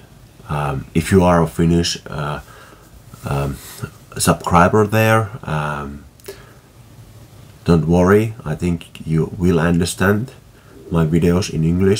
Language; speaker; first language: English; non-native, fluent; Finnish